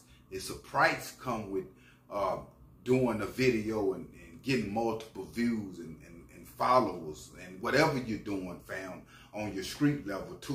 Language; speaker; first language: English; native; English